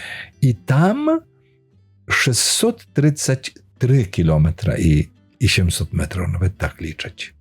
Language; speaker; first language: Polish; non-native, learner; Belarusian